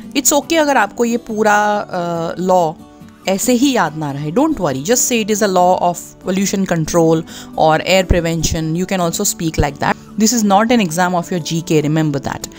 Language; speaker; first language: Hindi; non-native, local second language; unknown